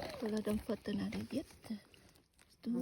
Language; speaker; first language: Swedish; non-native, learner; Thai